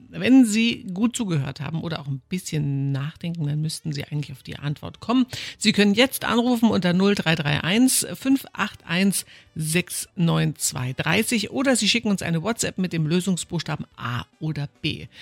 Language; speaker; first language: German; native; German